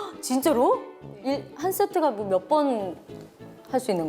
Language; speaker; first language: Korean; native; Korean